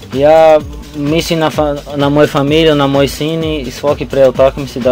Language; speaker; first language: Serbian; non-native, learner; Portuguese